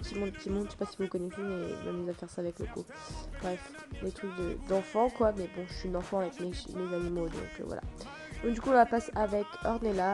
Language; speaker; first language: French; native; French